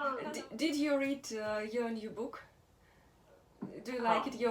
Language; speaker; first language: English; non-native, learner; Russian